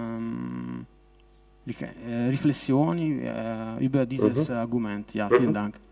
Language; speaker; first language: German; non-native, local second language; Italian